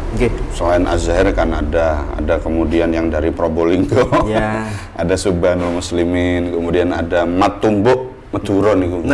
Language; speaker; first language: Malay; non-native, local second language; Javanese